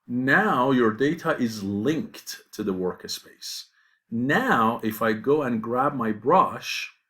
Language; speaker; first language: English; non-native, fluent; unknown